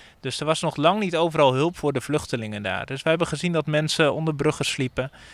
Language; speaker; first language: Dutch; native; Dutch